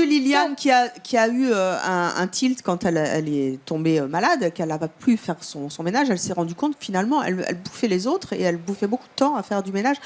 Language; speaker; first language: French; native; French